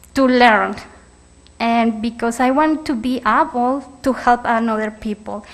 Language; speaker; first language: English; non-native, learner; Spanish